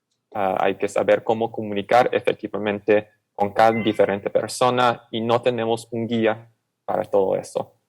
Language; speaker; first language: Spanish; non-native, fluent; English